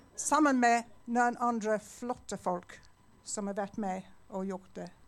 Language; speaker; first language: Norwegian; non-native, fluent; English